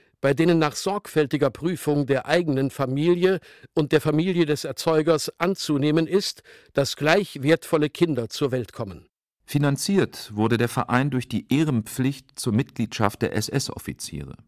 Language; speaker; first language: German; native; German